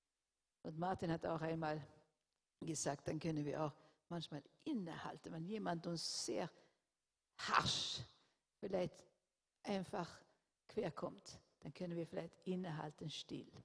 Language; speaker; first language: German; non-native, fluent; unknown